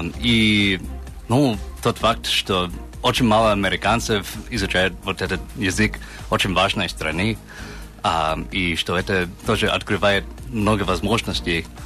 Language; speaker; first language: Russian; non-native, fluent; English